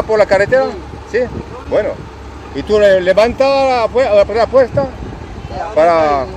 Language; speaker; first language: Spanish; non-native, learner; French